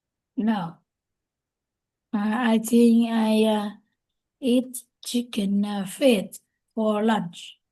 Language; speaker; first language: English; non-native, learner; Vietnamese